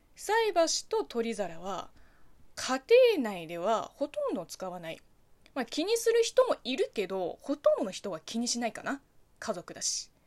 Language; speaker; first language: Japanese; non-native, fluent; Chinese